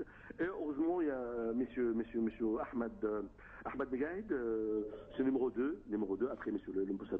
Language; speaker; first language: French; non-native, fluent; Arabic